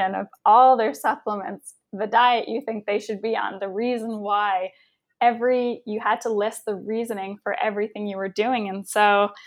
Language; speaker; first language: English; native; English